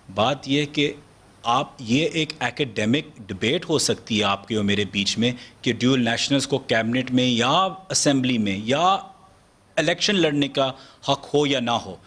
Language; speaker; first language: Urdu; early bilingual, heritage; Urdu